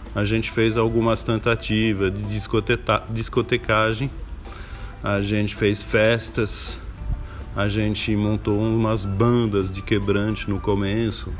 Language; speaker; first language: Portuguese; non-native, fluent; French